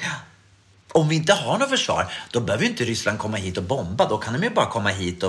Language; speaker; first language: Swedish; native; Swedish